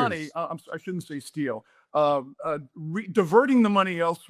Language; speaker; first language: English; native; English